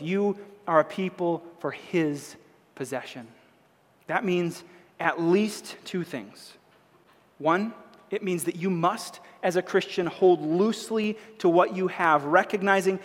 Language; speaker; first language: English; native; English